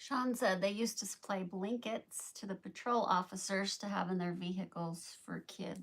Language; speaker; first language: English; native; English